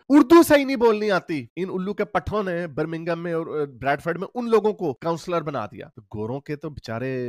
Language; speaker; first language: Urdu; native; Urdu